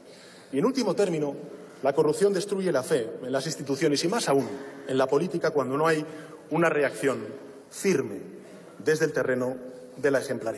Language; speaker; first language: Spanish; native; Spanish